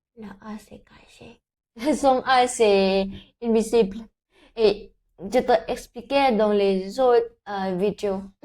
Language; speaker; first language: French; non-native, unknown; Thai